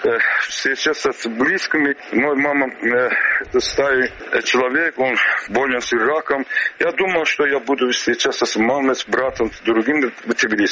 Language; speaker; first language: Russian; non-native, learner; Azerbaijani